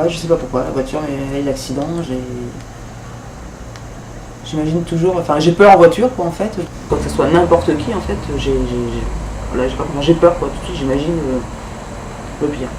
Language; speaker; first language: French; native; French